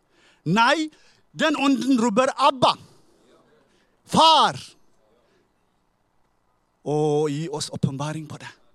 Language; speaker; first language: Norwegian; non-native, fluent; Tigrinya